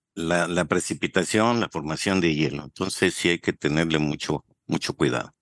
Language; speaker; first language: Spanish; native; Spanish